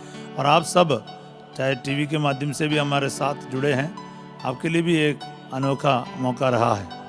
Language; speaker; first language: Hindi; native; Hindi